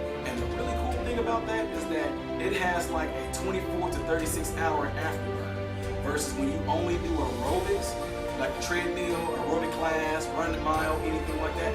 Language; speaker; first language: English; native; English